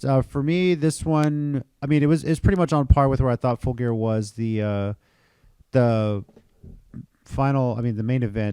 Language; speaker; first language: English; native; English